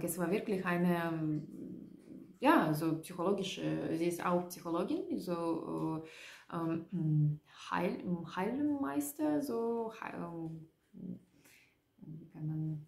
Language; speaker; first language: German; non-native, learner; Russian